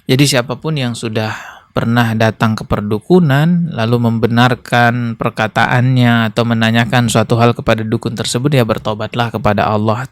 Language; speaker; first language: Indonesian; native; Indonesian